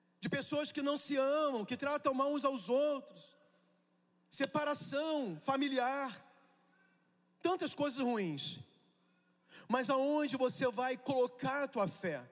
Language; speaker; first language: Portuguese; native; Portuguese